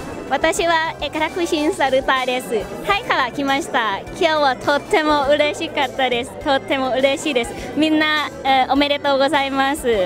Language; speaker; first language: Japanese; non-native, learner; Thai